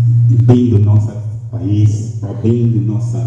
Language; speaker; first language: Portuguese; non-native, learner; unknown